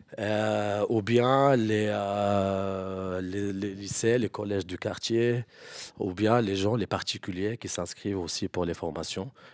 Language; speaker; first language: French; non-native, local second language; Arabic